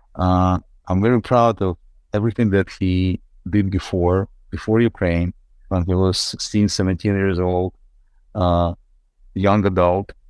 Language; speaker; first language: English; non-native, fluent; Ukrainian